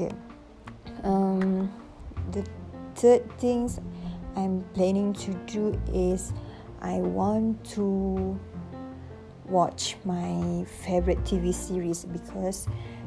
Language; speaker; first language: English; non-native, local second language; Malay